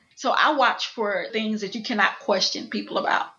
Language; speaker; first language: English; native; English